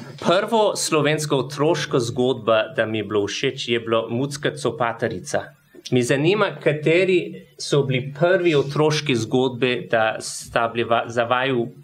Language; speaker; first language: Slovenian; non-native, learner; English